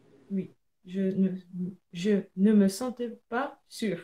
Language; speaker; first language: French; non-native, learner; Portuguese